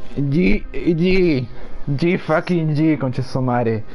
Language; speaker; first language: Spanish; native; Spanish